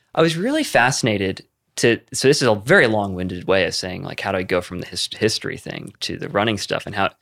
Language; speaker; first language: English; native; English